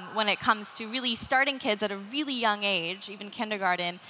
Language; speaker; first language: English; native; English